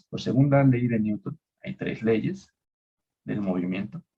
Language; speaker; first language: Spanish; native; Spanish